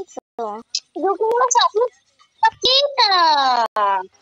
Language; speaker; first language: Spanish; native; Spanish